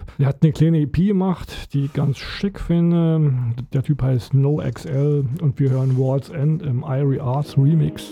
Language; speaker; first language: German; native; German